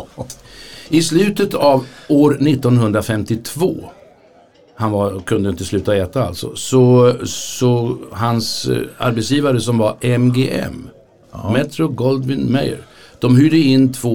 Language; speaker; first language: Swedish; native; Swedish